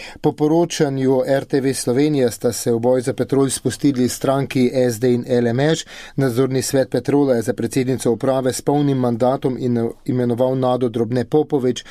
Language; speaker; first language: Slovenian; native; Slovenian